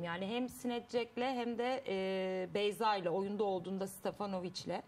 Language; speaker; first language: Turkish; native; Turkish